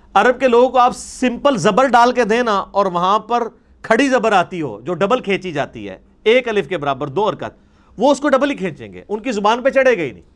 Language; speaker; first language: Urdu; non-native, local second language; Punjabi